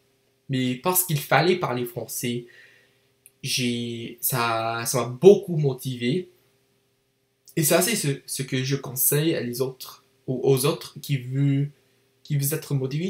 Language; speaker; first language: French; non-native, learner; English